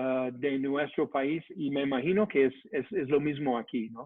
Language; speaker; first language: Spanish; non-native, fluent; English